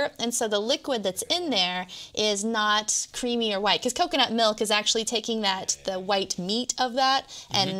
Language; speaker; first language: English; native; English